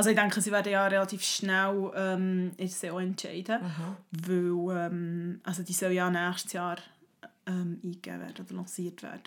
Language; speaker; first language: German; native; German